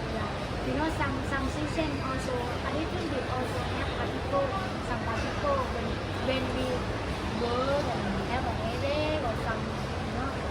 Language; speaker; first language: English; non-native, learner; Thai